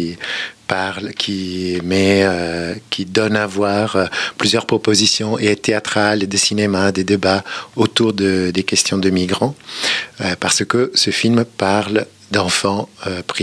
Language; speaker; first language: French; native; French